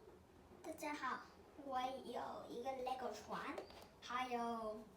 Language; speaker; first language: Chinese; early bilingual, heritage; Chinese